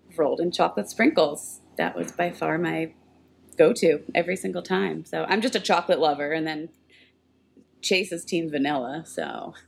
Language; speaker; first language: English; native; English